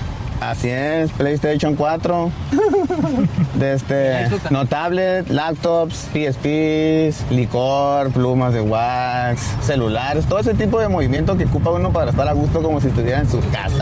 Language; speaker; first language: Spanish; native; Spanish